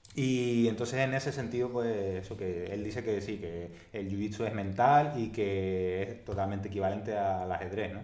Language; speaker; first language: Spanish; native; Spanish